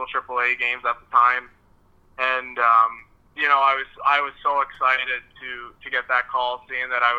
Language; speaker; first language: English; non-native, fluent; French